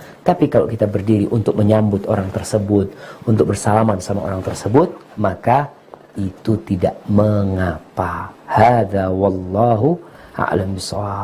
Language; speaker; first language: Indonesian; native; Indonesian